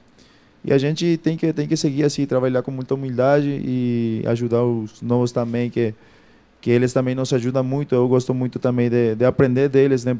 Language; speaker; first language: Portuguese; non-native, fluent; Spanish